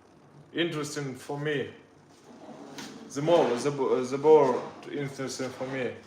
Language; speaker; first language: English; non-native, learner; Russian